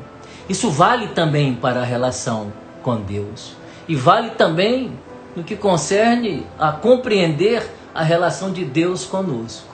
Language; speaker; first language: Portuguese; native; Portuguese